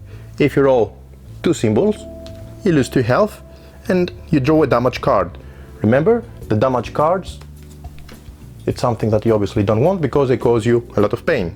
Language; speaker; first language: English; non-native, fluent; Greek